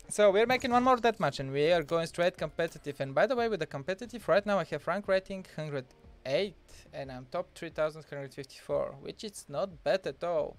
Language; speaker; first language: English; non-native, fluent; Bulgarian